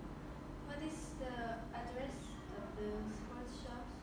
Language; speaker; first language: English; non-native, learner; Vietnamese